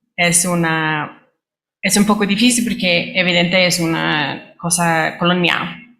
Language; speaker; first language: Spanish; non-native, learner; English